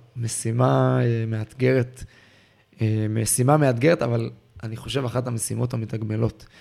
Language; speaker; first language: Hebrew; native; Hebrew